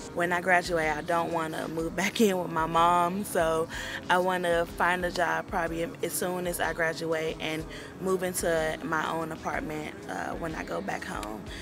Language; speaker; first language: English; native; English